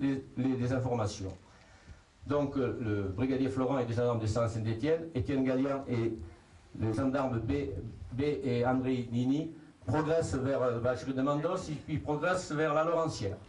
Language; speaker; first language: French; native; French